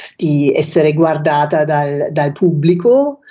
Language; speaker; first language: Italian; non-native, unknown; German